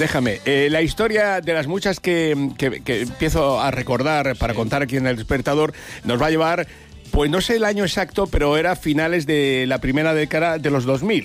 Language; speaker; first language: Spanish; native; Spanish